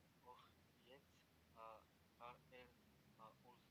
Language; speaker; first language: German; non-native, learner; Macedonian